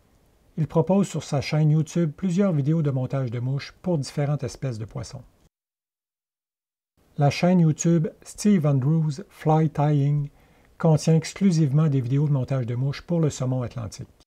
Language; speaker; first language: French; native; French